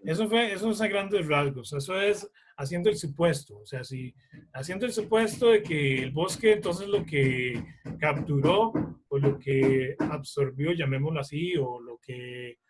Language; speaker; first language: Spanish; native; Spanish